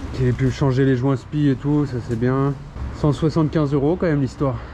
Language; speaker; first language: French; native; French